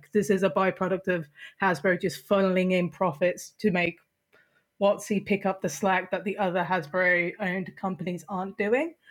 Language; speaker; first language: English; native; English